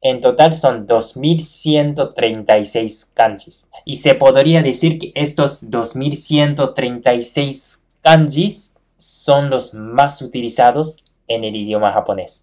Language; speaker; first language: Spanish; non-native, fluent; Japanese